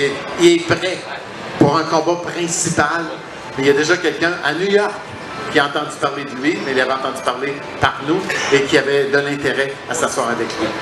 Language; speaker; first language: French; native; French